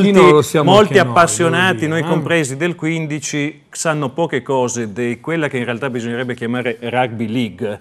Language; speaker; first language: Italian; native; Italian